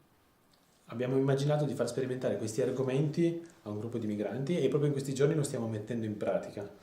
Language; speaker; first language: Italian; native; Italian